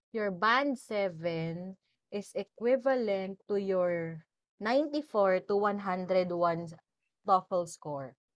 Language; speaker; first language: English; non-native, local second language; Filipino